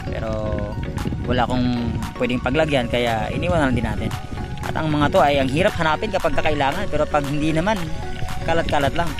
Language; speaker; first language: Filipino; non-native, local second language; Cebuano